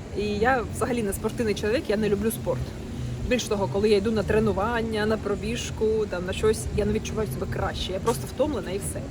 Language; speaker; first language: Ukrainian; non-native, local second language; Russian